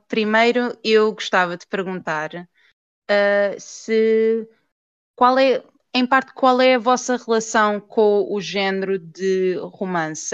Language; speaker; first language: Portuguese; native; Portuguese